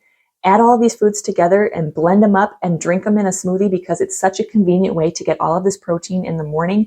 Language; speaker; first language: English; native; English